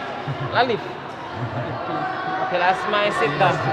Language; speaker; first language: Arabic; non-native, fluent; Indonesian